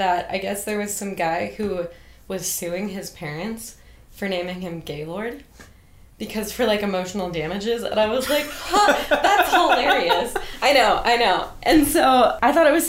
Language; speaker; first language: English; native; English